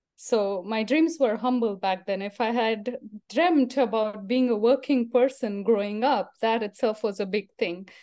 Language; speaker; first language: English; non-native, local second language; Marathi